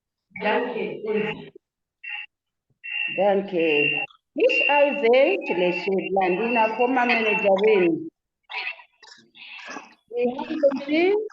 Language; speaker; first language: German; non-native, learner; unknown